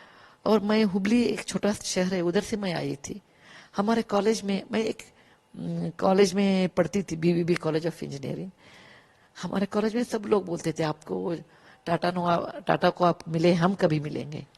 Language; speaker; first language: Hindi; non-native, local second language; Kannada